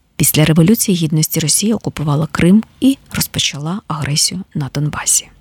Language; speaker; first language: Ukrainian; native; Ukrainian